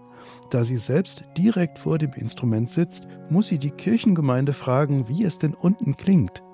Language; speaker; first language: German; native; German